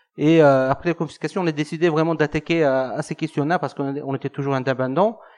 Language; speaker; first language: French; non-native, fluent; Turkish